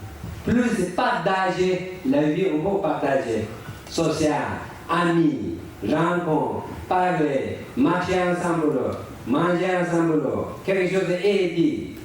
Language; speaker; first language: French; non-native, learner; Tibetan